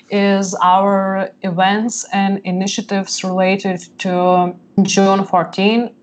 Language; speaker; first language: English; non-native, fluent; Lithuanian